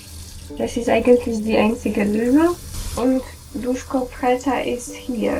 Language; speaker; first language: German; non-native, fluent; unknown